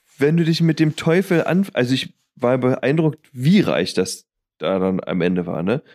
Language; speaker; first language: German; native; German